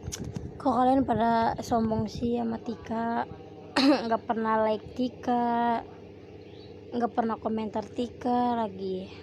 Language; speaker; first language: Indonesian; native; Indonesian